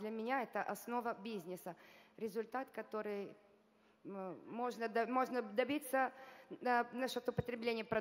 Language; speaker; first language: Russian; non-native, fluent; Italian